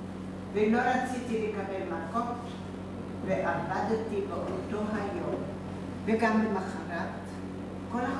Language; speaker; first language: Hebrew; non-native, fluent; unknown